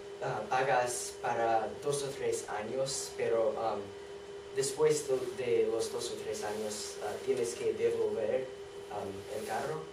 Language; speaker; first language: Spanish; non-native, learner; English